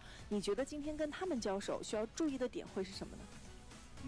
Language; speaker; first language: Chinese; native; Chinese